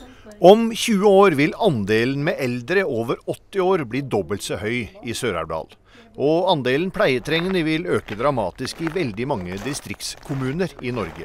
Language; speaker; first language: Norwegian; native; Norwegian